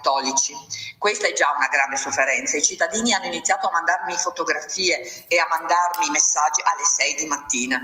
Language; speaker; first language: Italian; native; Italian